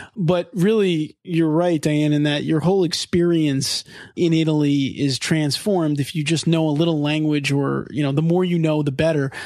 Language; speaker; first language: English; native; English